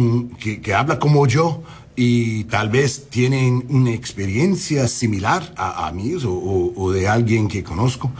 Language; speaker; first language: Spanish; non-native, learner; English